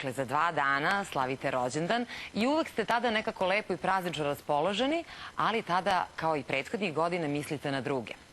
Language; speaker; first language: Serbian; native; Serbian